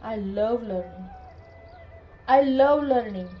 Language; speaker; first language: English; non-native, local second language; Marathi